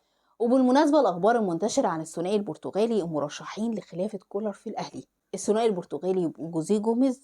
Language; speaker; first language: Arabic; native; Arabic